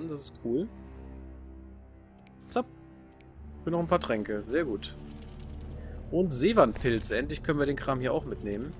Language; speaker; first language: German; native; German